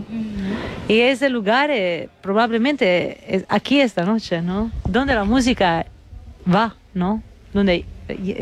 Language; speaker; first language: Spanish; non-native, fluent; Italian